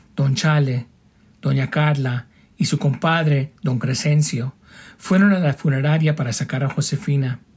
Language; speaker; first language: Spanish; early bilingual, heritage; Spanish